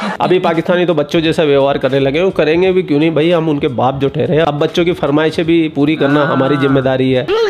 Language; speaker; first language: Hindi; native; Hindi